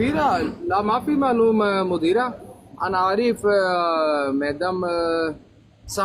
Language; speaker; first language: Arabic; non-native, learner; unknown